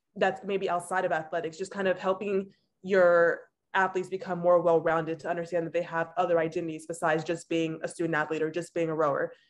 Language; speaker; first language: English; native; English